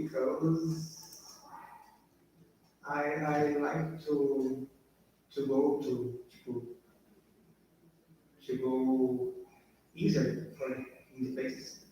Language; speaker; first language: English; non-native, learner; Portuguese